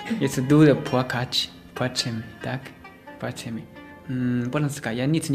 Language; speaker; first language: Polish; non-native, learner; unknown